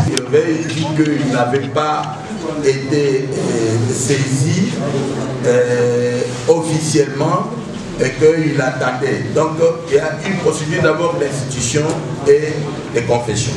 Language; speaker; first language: French; non-native, local second language; Lingala